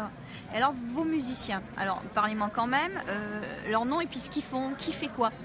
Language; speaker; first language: French; native; French